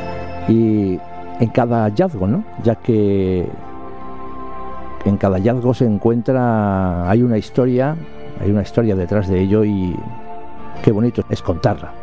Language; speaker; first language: Spanish; native; Spanish